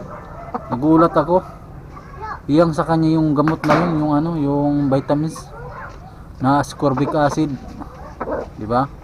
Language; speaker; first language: Filipino; non-native, local second language; Cebuano